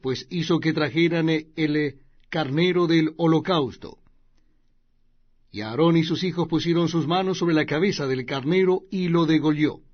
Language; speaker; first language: Spanish; native; Spanish